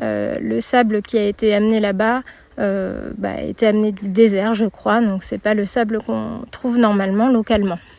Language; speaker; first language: French; native; French